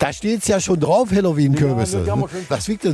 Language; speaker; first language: German; native; German